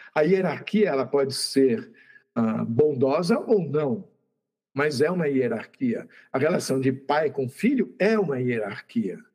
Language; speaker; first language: Portuguese; native; Portuguese